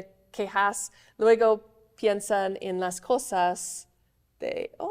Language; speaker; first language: Spanish; non-native, fluent; English